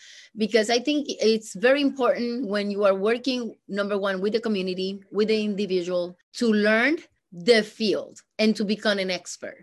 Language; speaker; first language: English; non-native, fluent; Spanish